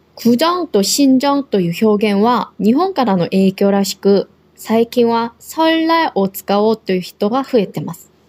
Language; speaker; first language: Japanese; non-native, fluent; Korean